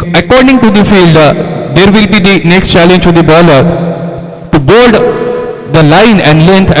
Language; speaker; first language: English; non-native, local second language; Marathi